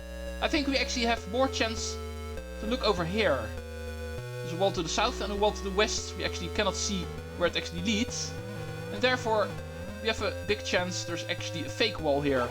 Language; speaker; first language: English; non-native, fluent; Dutch